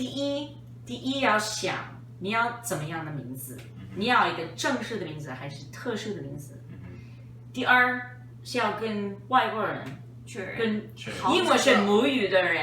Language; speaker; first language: Chinese; non-native, fluent; English